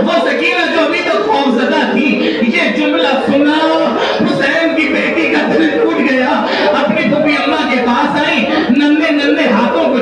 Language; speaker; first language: Urdu; native; Urdu